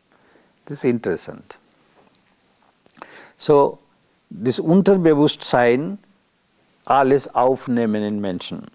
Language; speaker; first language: German; non-native, learner; Bangla